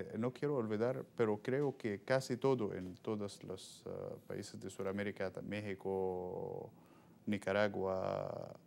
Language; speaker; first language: Spanish; non-native, fluent; Arabic